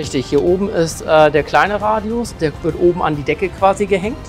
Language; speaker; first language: German; native; German